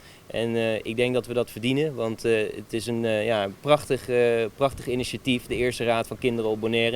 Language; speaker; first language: Dutch; native; Dutch